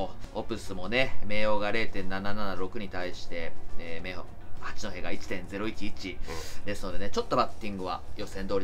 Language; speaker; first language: Japanese; native; Japanese